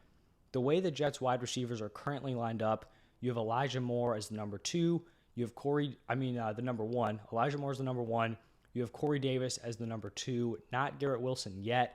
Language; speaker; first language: English; native; English